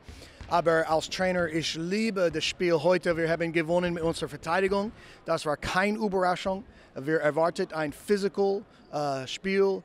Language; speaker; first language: German; non-native, learner; English